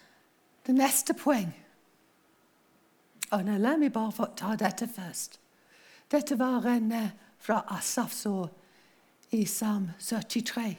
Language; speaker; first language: Norwegian; non-native, fluent; English